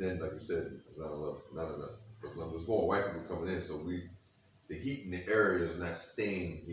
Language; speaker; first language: English; native; English